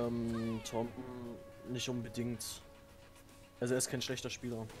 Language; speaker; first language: German; native; German